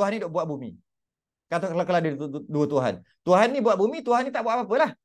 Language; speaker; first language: Malay; native; Malay